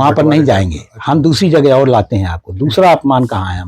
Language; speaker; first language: Hindi; native; Hindi